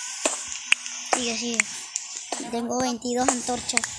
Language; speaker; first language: Spanish; native; Spanish